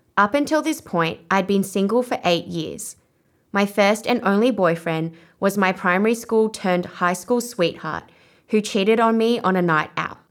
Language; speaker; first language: English; non-native, local second language; Vietnamese